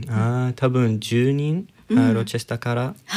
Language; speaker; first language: Japanese; non-native, learner; English